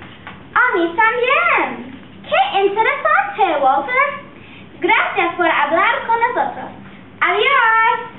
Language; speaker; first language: Spanish; non-native, learner; English